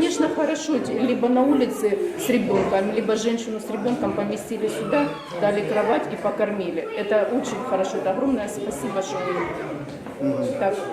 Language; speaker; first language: Russian; native; Russian